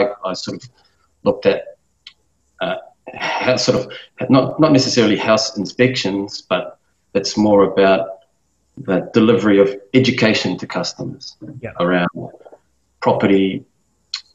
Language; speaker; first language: English; native; English